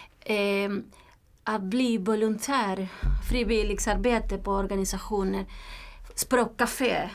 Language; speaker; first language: Swedish; non-native, fluent; Spanish